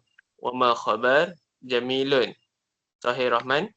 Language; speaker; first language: Arabic; non-native, learner; Malay